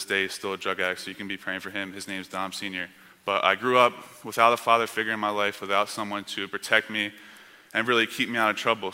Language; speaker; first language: English; native; English